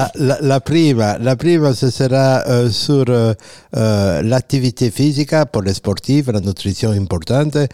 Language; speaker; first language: French; non-native, fluent; Italian